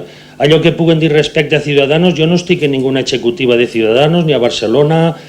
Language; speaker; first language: Catalan; native; Catalan